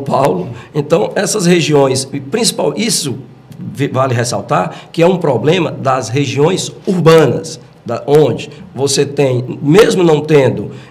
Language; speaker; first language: Portuguese; native; Portuguese